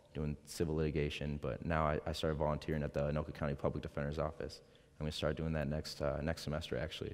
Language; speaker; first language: English; native; English